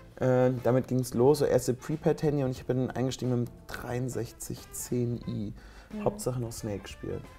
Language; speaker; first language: German; native; German